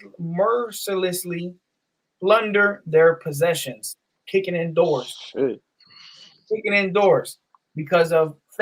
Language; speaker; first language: English; native; English